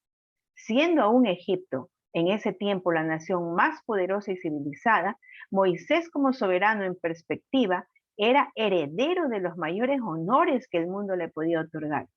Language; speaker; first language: Spanish; native; Spanish